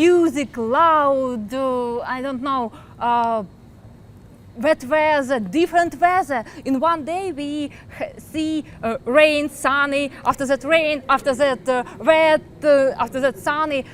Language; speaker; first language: English; non-native, learner; Ukrainian